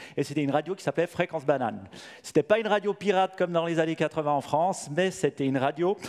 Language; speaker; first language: French; native; French